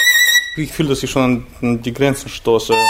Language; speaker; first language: German; non-native, fluent; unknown